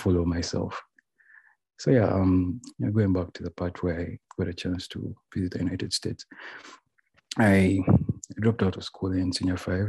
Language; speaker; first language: English; non-native, local second language; Ganda